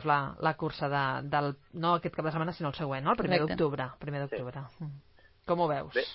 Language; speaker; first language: Catalan; native; Catalan